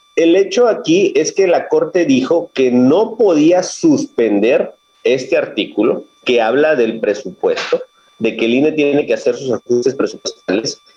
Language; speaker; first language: Spanish; native; Spanish